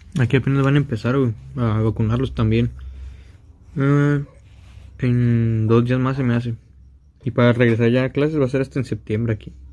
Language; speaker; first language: Spanish; native; Spanish